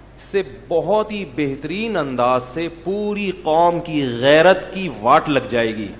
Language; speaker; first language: Urdu; native; Urdu